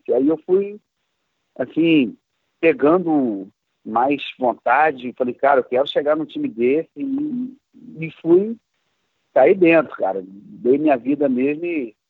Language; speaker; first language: Portuguese; native; Portuguese